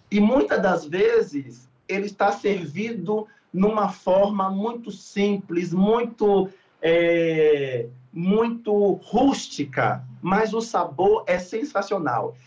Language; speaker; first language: Portuguese; native; Portuguese